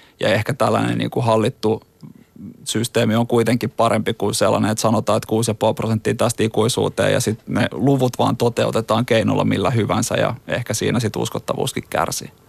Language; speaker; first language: Finnish; native; Finnish